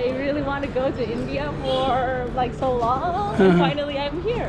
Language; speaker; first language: English; non-native, local second language; Indonesian